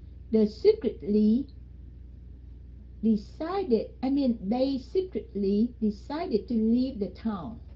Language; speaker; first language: English; non-native, fluent; Vietnamese